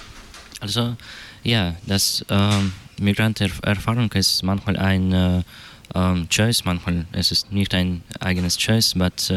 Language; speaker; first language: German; non-native, learner; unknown